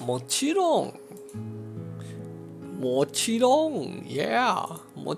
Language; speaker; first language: Japanese; non-native, learner; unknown